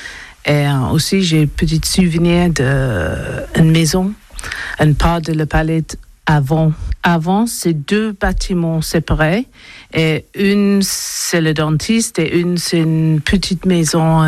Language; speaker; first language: French; non-native, learner; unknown